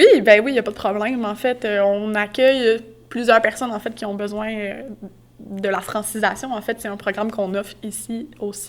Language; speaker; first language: French; native; French